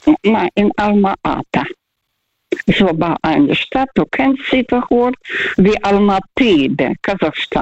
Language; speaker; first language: German; non-native, fluent; Russian